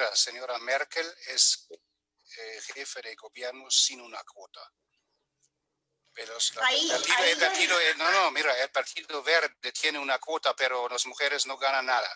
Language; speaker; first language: Spanish; non-native, fluent; German